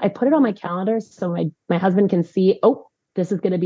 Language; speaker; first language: English; native; English